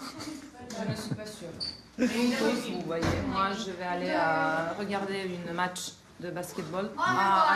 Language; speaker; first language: French; non-native, fluent; Serbian